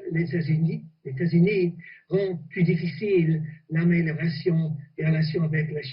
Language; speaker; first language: French; non-native, fluent; English